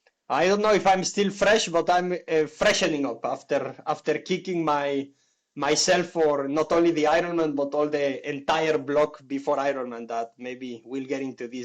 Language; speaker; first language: English; non-native, fluent; Spanish